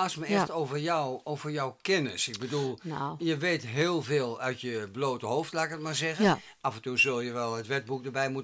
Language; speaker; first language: Dutch; native; Dutch